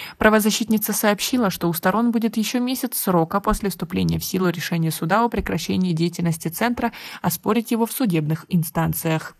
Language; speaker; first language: Russian; non-native, local second language; Tajik